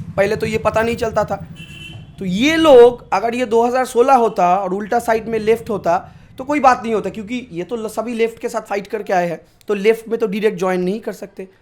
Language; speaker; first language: Hindi; non-native, local second language; Bangla